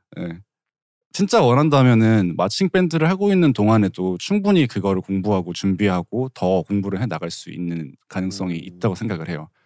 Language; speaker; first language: Korean; native; Korean